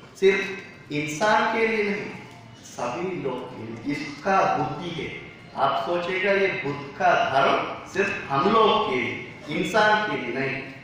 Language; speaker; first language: Hindi; non-native, learner; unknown